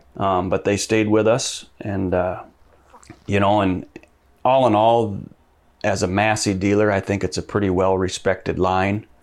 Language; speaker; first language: English; native; English